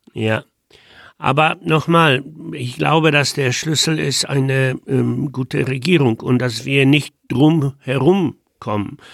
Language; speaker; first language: German; non-native, fluent; Polish